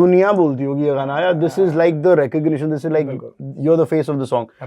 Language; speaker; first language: Hindi; native; Hindi